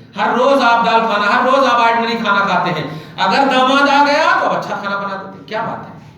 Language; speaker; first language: Urdu; native; Urdu